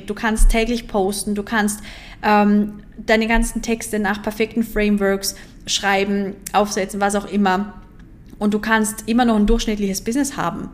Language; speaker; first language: German; native; German